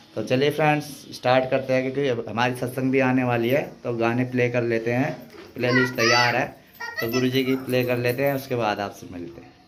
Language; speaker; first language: Hindi; native; Hindi